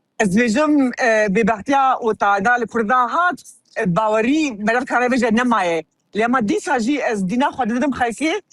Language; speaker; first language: Kurdish; early bilingual, heritage; Kurdish